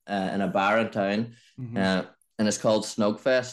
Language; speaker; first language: English; native; English